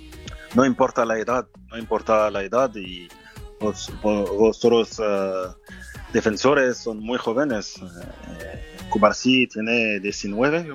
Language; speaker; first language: Spanish; non-native, fluent; French